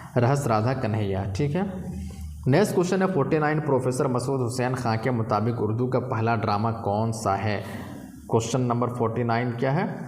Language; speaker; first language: Hindi; non-native, local second language; Urdu